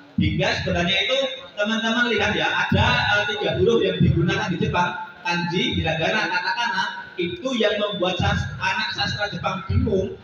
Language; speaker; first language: Indonesian; native; Indonesian